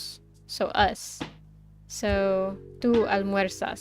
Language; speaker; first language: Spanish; non-native, learner; English